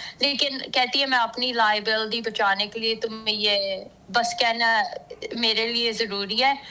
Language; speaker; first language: Urdu; early bilingual, heritage; Urdu